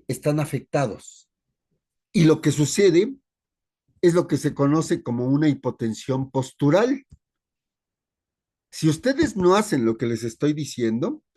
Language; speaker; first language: Spanish; native; Spanish